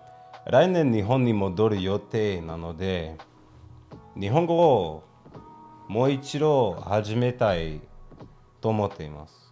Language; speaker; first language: Japanese; non-native, fluent; English